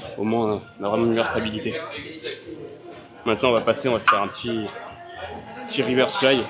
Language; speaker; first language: French; native; French